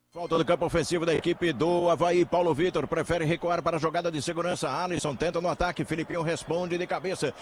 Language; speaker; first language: Portuguese; native; Portuguese